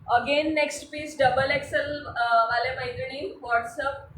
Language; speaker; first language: Hindi; non-native, local second language; Marathi